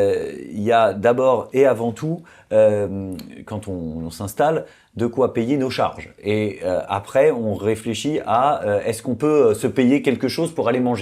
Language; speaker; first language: French; native; French